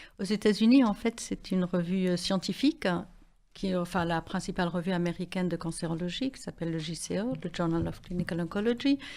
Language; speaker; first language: French; non-native, fluent; Spanish